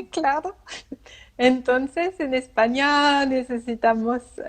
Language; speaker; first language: Spanish; non-native, learner; French